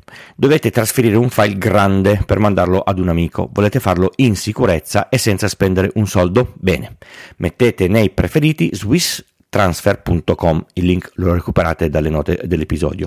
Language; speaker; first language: Italian; native; Italian